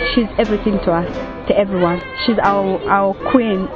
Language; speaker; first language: English; non-native, fluent; Tigrinya